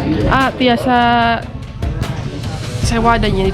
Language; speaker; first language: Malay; non-native, local second language; Sundanese